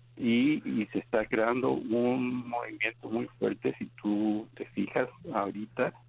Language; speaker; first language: Spanish; native; Spanish